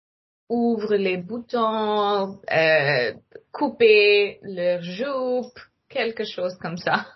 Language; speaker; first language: French; non-native, learner; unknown